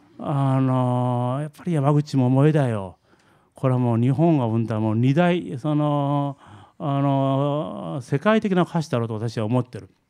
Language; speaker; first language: Japanese; early bilingual, heritage; Japanese